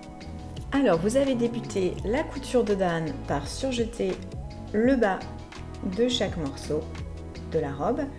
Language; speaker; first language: French; native; French